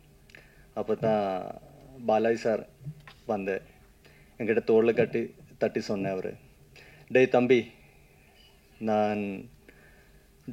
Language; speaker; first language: Tamil; non-native, learner; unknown